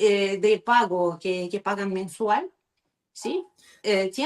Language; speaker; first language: Spanish; non-native, learner; Russian